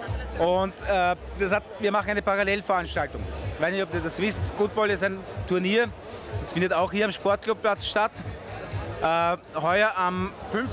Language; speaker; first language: German; native; German